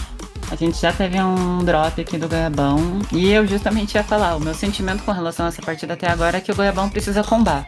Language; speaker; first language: Portuguese; native; Portuguese